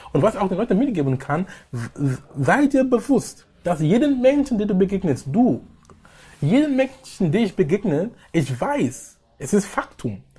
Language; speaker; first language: German; non-native, fluent; English